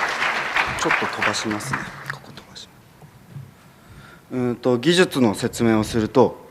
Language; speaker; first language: Japanese; native; Japanese